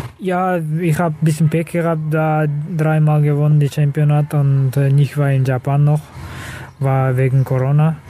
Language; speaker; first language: German; non-native, learner; Kazakh